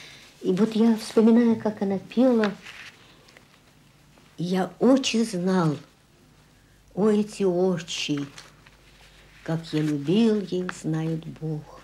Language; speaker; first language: Russian; native; Russian